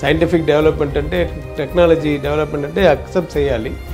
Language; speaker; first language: Telugu; non-native, learner; Tamil